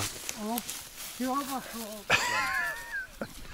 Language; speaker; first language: Russian; native; Russian